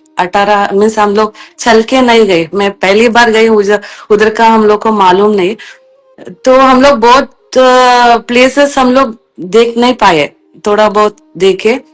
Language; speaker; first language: Hindi; non-native, local second language; Kannada